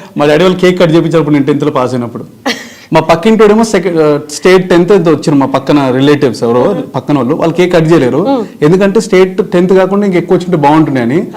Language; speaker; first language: Telugu; native; Telugu